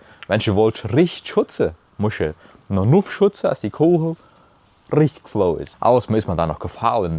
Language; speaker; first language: German; early bilingual, heritage; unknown